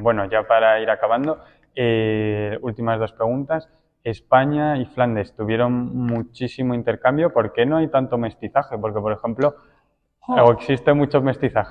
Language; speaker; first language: Spanish; native; Spanish